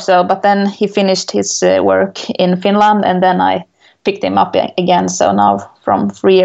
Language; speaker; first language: English; non-native, fluent; Swedish